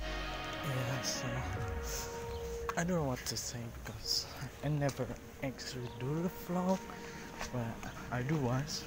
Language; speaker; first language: English; non-native, learner; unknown